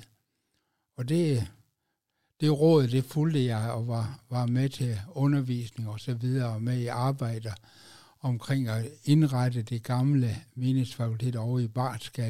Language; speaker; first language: Danish; native; Danish